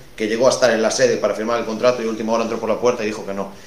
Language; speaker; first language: Spanish; native; Spanish